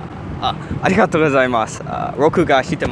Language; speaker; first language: Japanese; non-native, learner; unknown